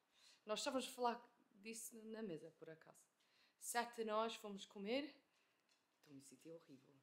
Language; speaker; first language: Portuguese; early bilingual, heritage; Portuguese